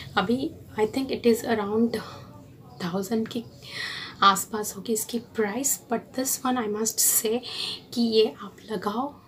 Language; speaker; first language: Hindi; non-native, local second language; Bangla